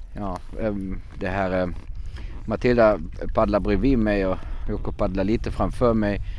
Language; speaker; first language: Swedish; non-native, fluent; German